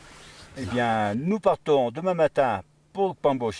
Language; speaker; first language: French; native; French